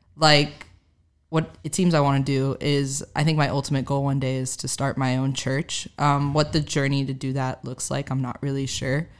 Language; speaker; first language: English; native; English